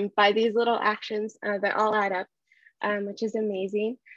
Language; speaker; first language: English; early bilingual, other home language; Spanish